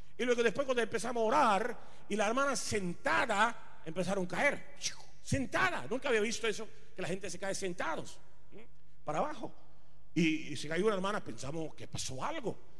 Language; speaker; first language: Spanish; non-native, fluent; Punjabi